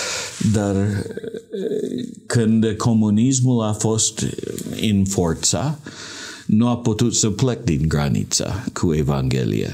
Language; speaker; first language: Romanian; non-native, learner; English